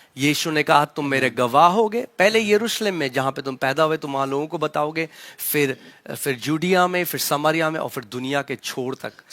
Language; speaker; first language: Hindi; native; Hindi